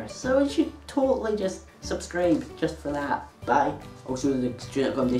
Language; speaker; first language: English; native; English